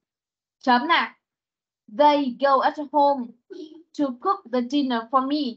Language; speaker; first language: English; non-native, fluent; Vietnamese